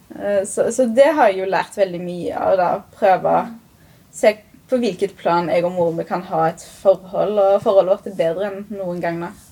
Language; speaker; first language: Norwegian; early bilingual, other home language; Arabic